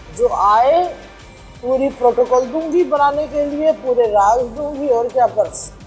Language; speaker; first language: Urdu; native; Urdu